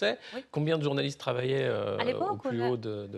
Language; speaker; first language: French; native; French